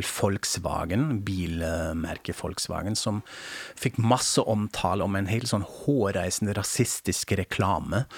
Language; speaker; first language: Norwegian; non-native, fluent; German